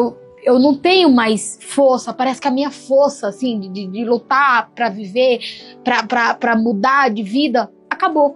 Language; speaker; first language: Portuguese; native; Portuguese